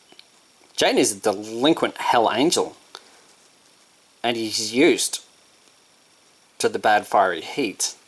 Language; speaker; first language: English; native; English